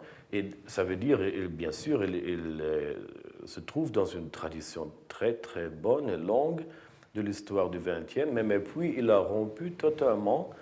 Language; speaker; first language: French; non-native, fluent; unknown